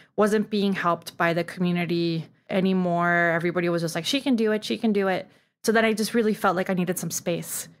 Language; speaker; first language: English; early bilingual, other home language; Spanish